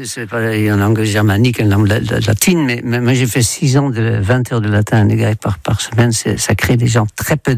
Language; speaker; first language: French; non-native, fluent; Dutch